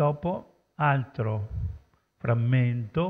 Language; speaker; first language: Italian; native; Italian